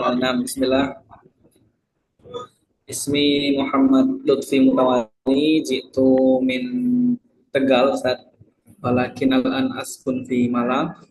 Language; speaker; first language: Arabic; non-native, learner; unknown